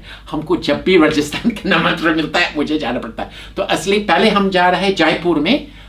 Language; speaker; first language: Hindi; non-native, fluent; English